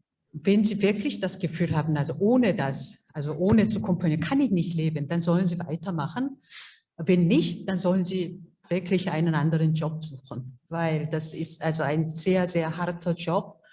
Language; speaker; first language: German; non-native, fluent; Korean